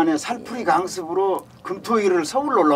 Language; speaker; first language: Korean; native; Korean